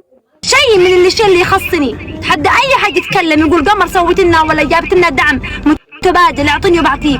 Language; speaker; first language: Arabic; native; Arabic